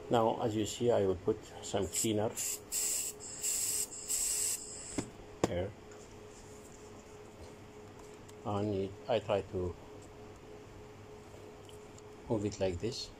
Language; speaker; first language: English; non-native, learner; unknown